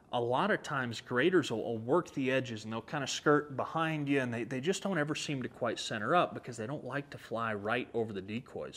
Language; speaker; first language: English; native; English